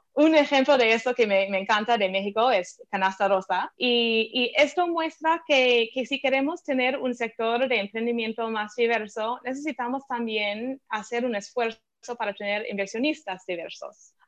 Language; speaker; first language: Spanish; non-native, fluent; English